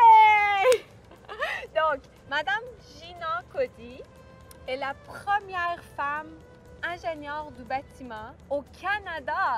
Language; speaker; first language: French; non-native, fluent; Persian